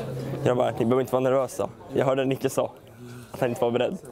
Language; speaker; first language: Swedish; native; Swedish